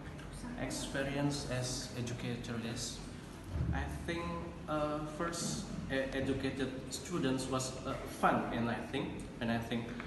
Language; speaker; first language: English; non-native, learner; Indonesian